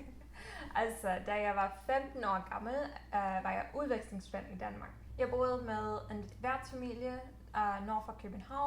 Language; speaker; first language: Danish; non-native, fluent; English